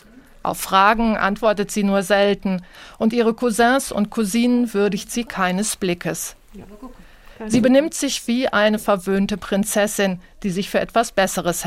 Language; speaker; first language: German; native; German